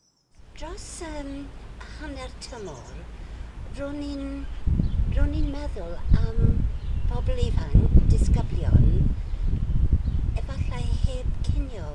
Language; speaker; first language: Welsh; non-native, learner; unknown